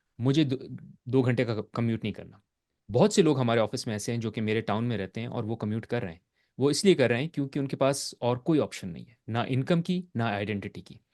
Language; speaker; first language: Urdu; native; Urdu